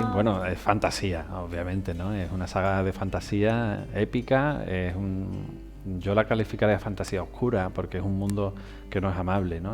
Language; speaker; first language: Spanish; native; Spanish